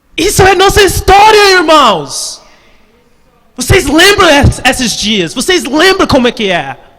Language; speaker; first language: Portuguese; non-native, fluent; English